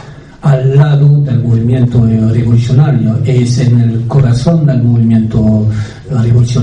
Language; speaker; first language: Spanish; non-native, fluent; French